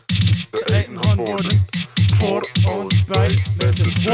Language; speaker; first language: Dutch; non-native, learner; English